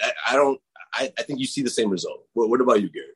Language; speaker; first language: English; native; English